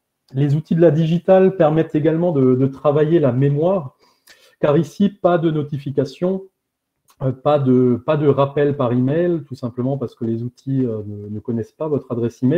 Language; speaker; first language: French; native; French